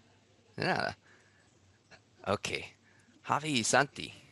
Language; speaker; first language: Spanish; non-native, learner; English